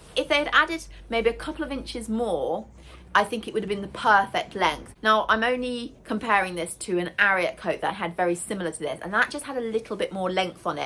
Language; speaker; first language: English; native; English